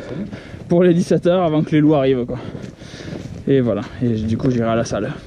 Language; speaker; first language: French; native; French